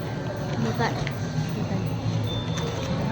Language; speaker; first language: Japanese; early bilingual, other home language; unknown